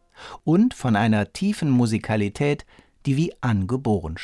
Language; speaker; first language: German; native; German